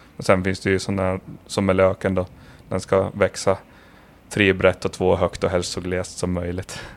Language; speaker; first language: Swedish; native; Swedish